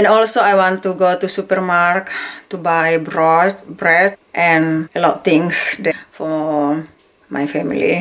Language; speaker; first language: English; non-native, learner; Indonesian